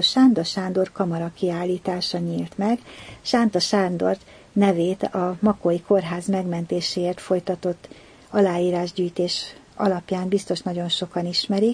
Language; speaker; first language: Hungarian; native; Hungarian